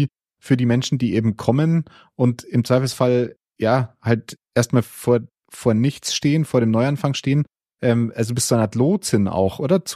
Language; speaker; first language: German; native; German